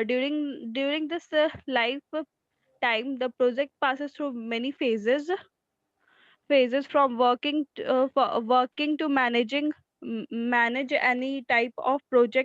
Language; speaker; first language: English; non-native, learner; Hindi